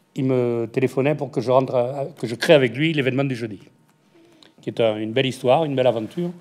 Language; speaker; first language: French; native; French